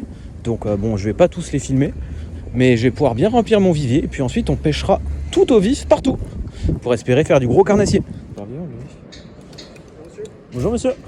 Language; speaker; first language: French; native; French